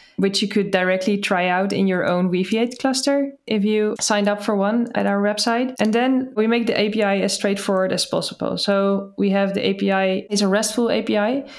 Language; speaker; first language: English; non-native, fluent; Dutch